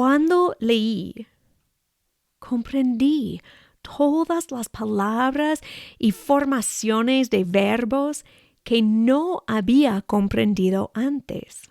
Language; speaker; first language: Spanish; non-native, fluent; English